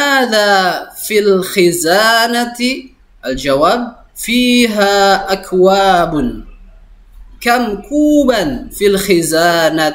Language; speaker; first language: Arabic; non-native, fluent; Indonesian